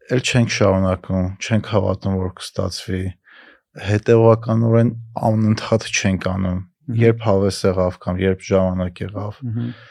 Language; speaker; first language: Armenian; native; Armenian